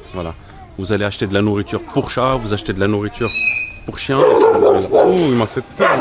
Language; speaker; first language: French; native; French